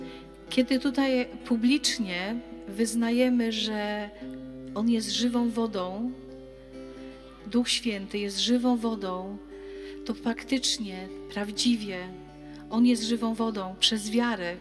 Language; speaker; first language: Polish; native; Polish